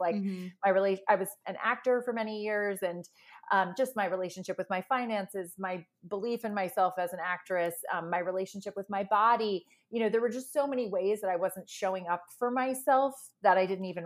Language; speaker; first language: English; native; English